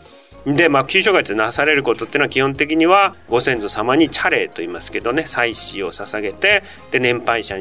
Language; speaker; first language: Japanese; native; Japanese